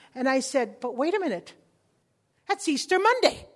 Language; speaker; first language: English; early bilingual, other home language; Spanish